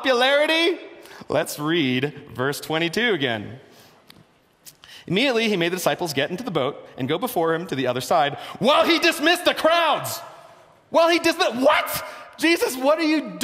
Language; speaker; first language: English; native; English